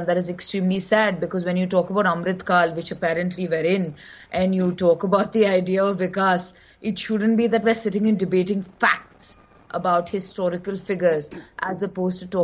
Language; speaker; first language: English; non-native, local second language; Kannada